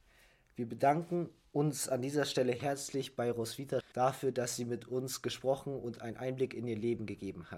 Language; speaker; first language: German; native; German